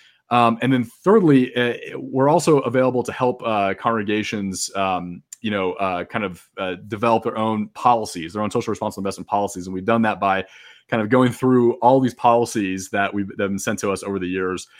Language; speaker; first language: English; native; English